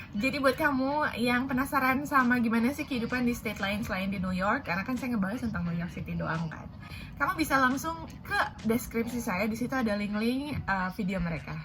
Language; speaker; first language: Indonesian; native; Indonesian